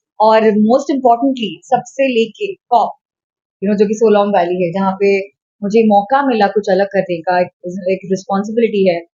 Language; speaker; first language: Hindi; non-native, local second language; Bangla